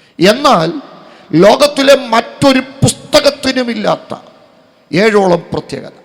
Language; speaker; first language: Malayalam; native; Malayalam